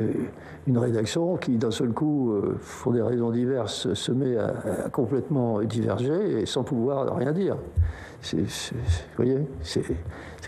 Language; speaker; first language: French; native; French